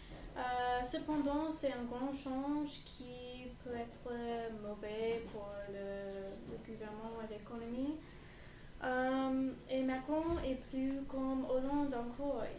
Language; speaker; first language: French; non-native, learner; English